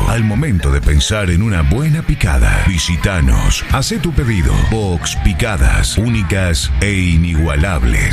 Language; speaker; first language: Spanish; native; Spanish